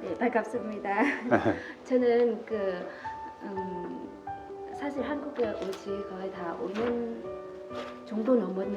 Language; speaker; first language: Korean; non-native, learner; Vietnamese